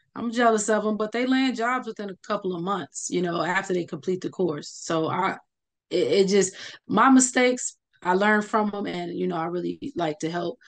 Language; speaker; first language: English; native; English